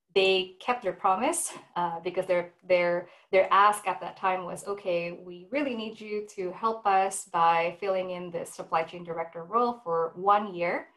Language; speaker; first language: English; non-native, fluent; Indonesian